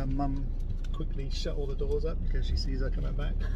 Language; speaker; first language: English; native; English